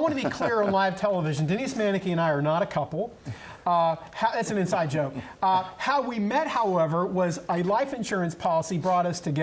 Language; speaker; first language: English; native; English